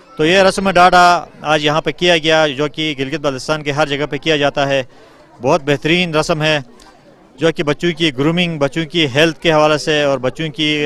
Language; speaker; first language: Urdu; non-native, local second language; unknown